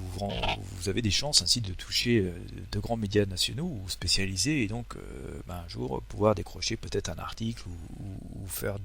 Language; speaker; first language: French; native; French